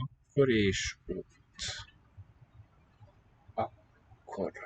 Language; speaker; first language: Hungarian; non-native, learner; English